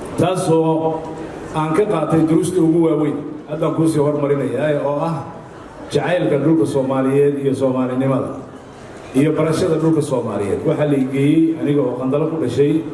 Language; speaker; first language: Somali; early bilingual, heritage; Somali